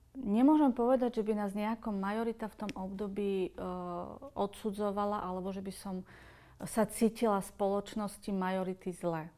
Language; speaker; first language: Slovak; native; Slovak